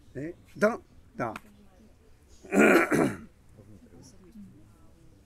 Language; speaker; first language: Russian; non-native, learner; Chinese